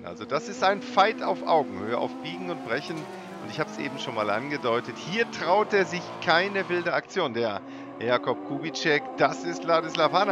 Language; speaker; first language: German; native; German